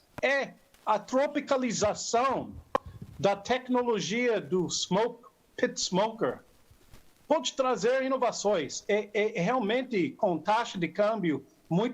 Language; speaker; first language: Portuguese; non-native, fluent; English